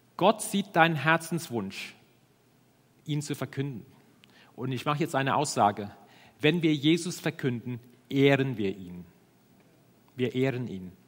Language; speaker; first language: German; non-native, fluent; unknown